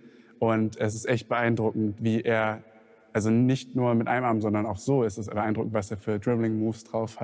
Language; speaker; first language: German; native; German